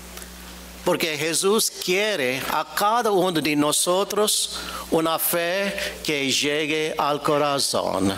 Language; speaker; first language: Spanish; non-native, fluent; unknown